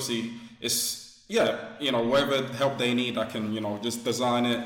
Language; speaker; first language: English; native; English